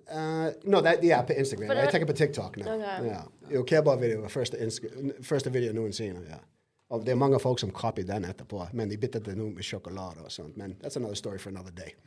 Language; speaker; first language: Norwegian; non-native, fluent; English